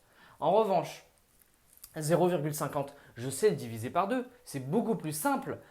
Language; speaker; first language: French; native; French